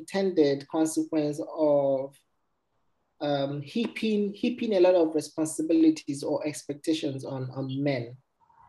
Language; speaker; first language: English; non-native, local second language; Igbo